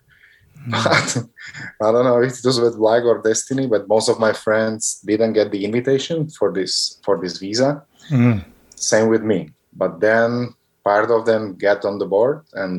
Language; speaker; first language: English; non-native, fluent; Slovak